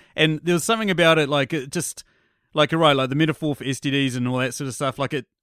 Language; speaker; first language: English; native; English